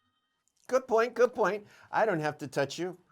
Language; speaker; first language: English; native; English